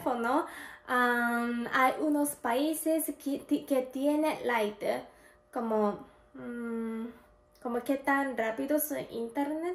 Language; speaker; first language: Spanish; non-native, learner; Japanese